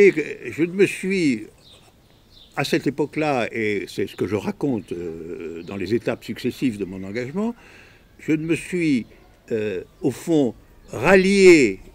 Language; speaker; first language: French; native; French